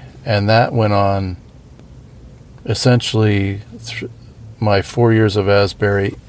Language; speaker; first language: English; native; English